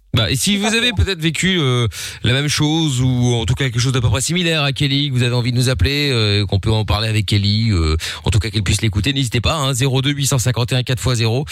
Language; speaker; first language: French; early bilingual, other home language; Portuguese